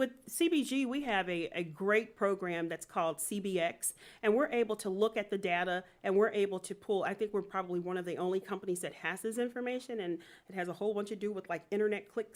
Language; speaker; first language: English; native; English